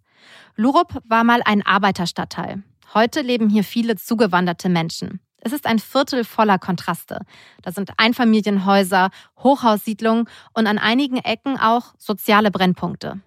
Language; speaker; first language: German; native; German